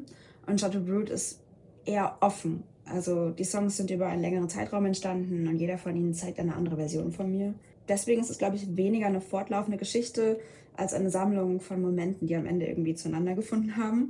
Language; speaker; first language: German; native; German